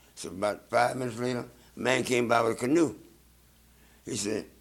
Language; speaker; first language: English; native; English